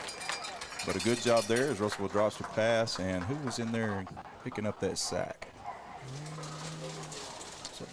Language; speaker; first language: English; native; English